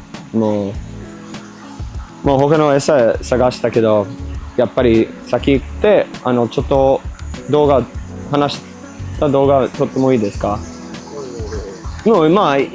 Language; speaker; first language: Japanese; non-native, learner; English